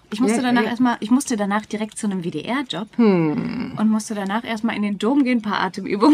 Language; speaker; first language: German; native; German